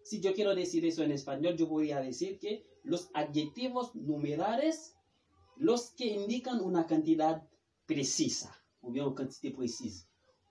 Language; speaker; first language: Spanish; non-native, fluent; Haitian Creole